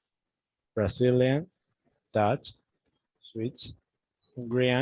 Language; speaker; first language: English; non-native, learner; Spanish